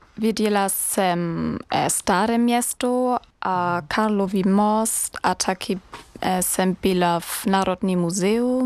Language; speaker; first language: Czech; non-native, learner; German